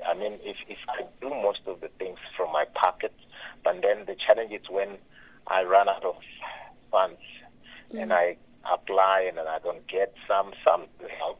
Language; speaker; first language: English; non-native, local second language; Tsonga